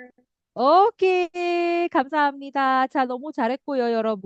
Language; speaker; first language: Korean; non-native, fluent; Indonesian